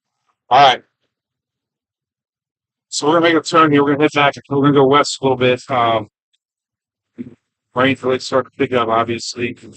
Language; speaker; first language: English; native; English